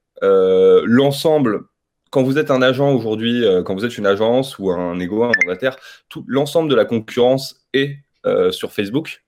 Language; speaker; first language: French; native; French